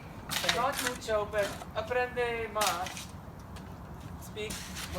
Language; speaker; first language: Spanish; non-native, learner; Hindi